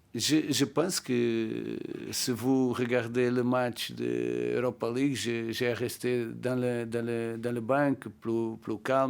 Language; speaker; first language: French; non-native, learner; Portuguese